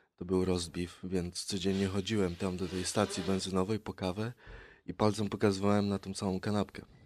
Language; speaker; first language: Polish; native; Polish